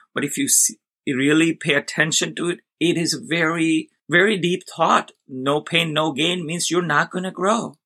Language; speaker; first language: English; non-native, local second language; Gujarati